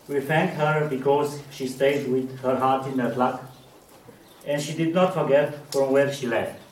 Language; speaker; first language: English; non-native, fluent; Romanian